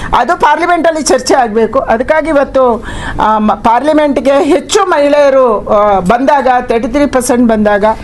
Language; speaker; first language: Kannada; native; Kannada